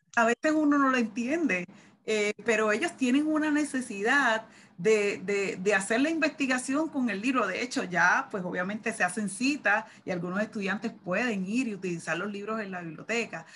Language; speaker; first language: Spanish; native; Spanish